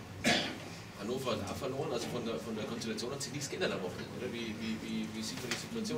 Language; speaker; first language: German; native; German